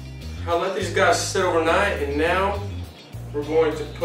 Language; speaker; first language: English; native; English